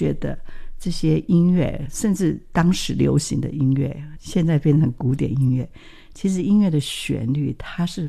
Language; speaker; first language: Chinese; native; Chinese